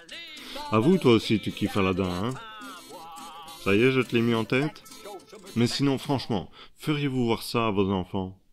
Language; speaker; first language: French; native; French